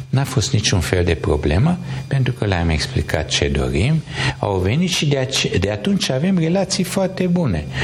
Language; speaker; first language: Romanian; non-native, local second language; Hungarian